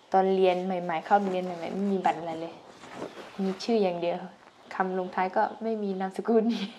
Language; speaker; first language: Thai; non-native, local second language; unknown